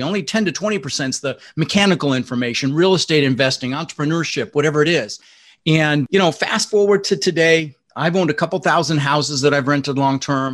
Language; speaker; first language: English; early bilingual, other home language; Dutch